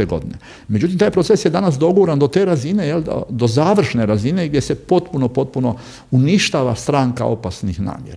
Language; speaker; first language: Croatian; native; Croatian